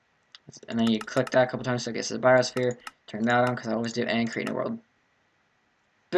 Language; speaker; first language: English; native; English